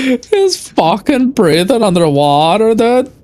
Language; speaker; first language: English; native; English